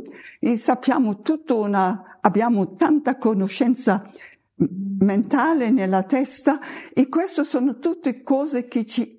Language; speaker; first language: Italian; non-native, fluent; German